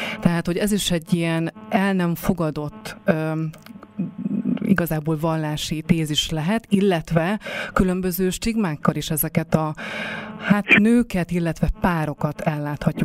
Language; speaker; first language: Hungarian; native; Hungarian